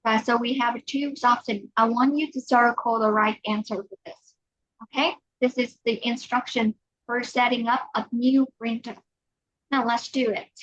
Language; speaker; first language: English; non-native, fluent; Vietnamese